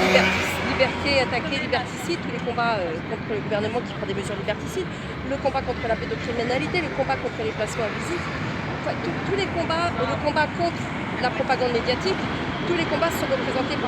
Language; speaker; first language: French; native; French